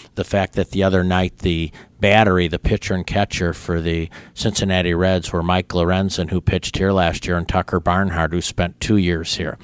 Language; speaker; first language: English; native; English